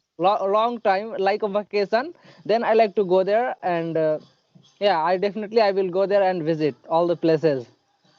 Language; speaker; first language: English; non-native, learner; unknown